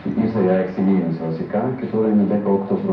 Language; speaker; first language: Greek; non-native, fluent; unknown